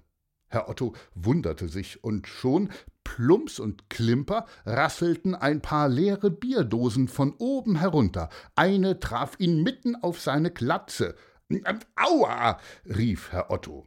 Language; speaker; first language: German; native; German